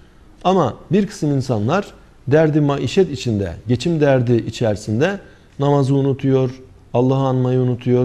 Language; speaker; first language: Turkish; native; Turkish